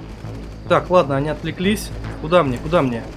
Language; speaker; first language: Russian; native; Russian